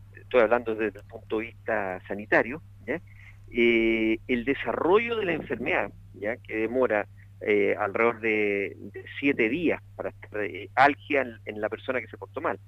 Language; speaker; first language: Spanish; native; Spanish